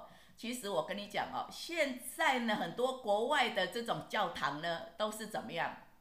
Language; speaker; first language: Chinese; native; Chinese